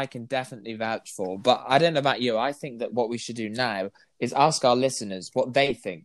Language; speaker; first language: English; native; English